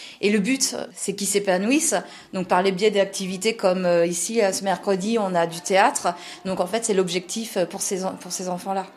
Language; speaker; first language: French; native; French